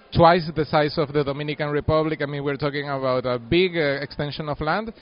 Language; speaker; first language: English; non-native, fluent; Spanish